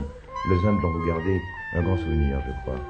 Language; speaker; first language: French; native; French